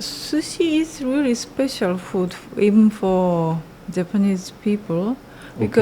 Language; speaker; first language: English; non-native, learner; Japanese